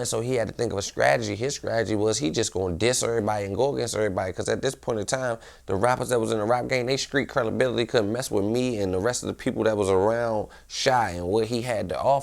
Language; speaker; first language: English; native; English